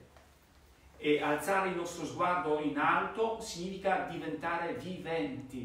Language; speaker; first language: Italian; non-native, fluent; Polish